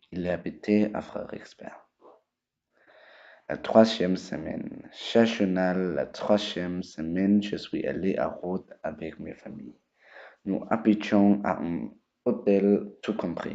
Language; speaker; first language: French; non-native, learner; Danish